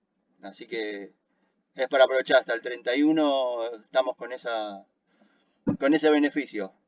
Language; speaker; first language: Spanish; native; Spanish